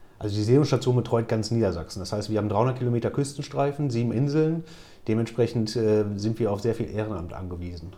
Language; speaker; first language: German; native; German